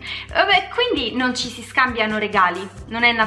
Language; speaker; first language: Italian; native; Italian